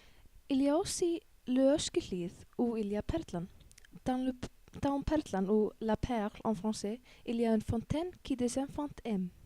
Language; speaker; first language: French; non-native, learner; Icelandic